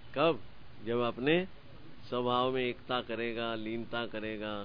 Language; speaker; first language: Hindi; non-native, local second language; Gujarati